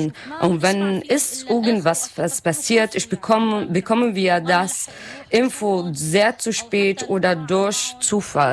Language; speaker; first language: German; non-native, learner; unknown